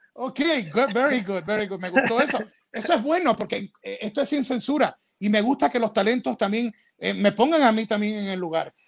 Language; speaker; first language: Spanish; native; Spanish